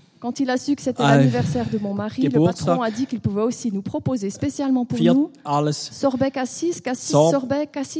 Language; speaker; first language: French; native; French